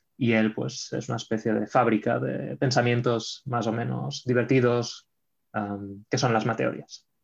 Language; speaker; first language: Spanish; non-native, local second language; Catalan